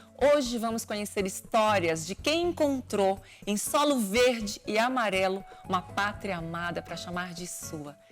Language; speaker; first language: Portuguese; native; Portuguese